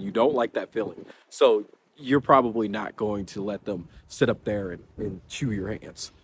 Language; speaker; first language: English; native; English